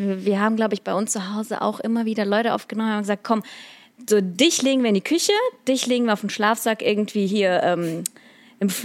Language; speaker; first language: German; early bilingual, other home language; Russian